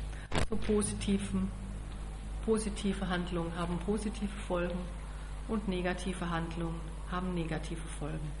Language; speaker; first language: German; native; German